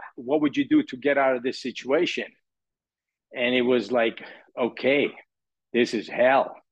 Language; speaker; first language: English; early bilingual, other home language; Persian